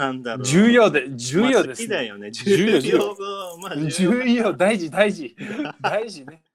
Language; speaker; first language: Japanese; non-native, learner; English